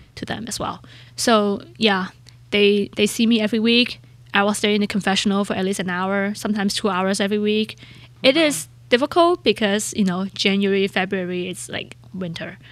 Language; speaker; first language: English; non-native, local second language; Cantonese